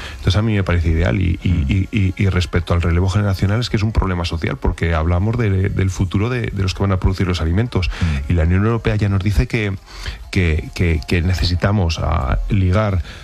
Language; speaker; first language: Spanish; native; Spanish